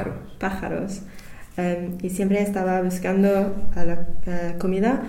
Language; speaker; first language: Spanish; non-native, learner; English